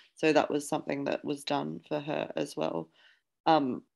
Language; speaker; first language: English; native; English